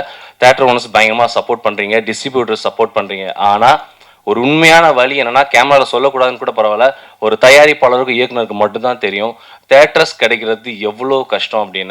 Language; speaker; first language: Tamil; native; Tamil